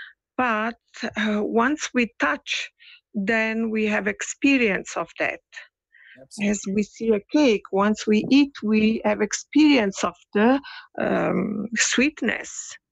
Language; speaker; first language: English; non-native, fluent; Italian